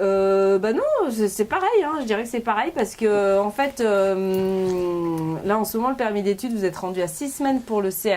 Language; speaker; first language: French; native; French